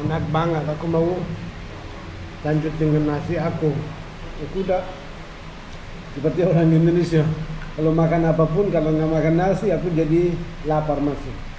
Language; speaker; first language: Indonesian; non-native, learner; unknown